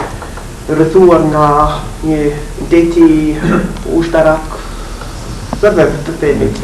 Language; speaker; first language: Albanian; non-native, fluent; English